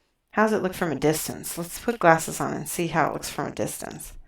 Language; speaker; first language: English; native; English